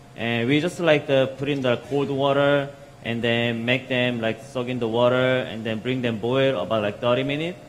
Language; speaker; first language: English; non-native, learner; Korean